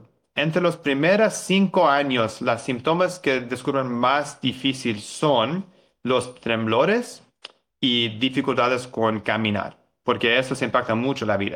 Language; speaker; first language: Spanish; non-native, learner; English